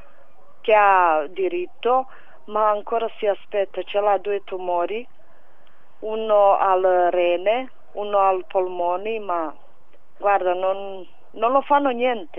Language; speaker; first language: Italian; non-native, fluent; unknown